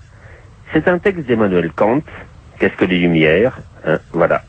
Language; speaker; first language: French; native; French